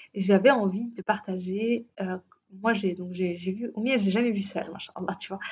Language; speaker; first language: French; early bilingual, other home language; Arabic